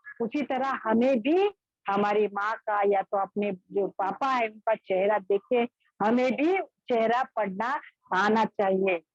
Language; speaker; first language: Hindi; non-native, local second language; Marathi